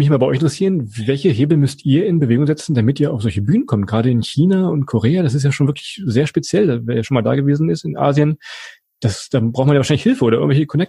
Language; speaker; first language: German; native; German